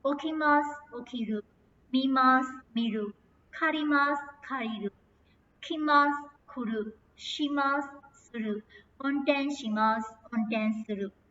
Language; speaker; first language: Japanese; non-native, fluent; Burmese